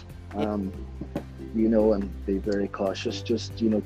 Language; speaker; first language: English; native; English